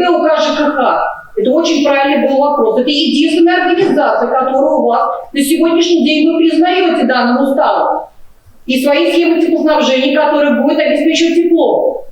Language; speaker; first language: Russian; native; Russian